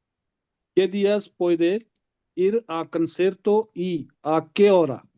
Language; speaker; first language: Spanish; non-native, learner; Urdu